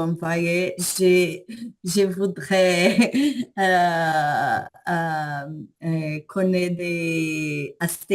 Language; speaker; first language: French; non-native, learner; Portuguese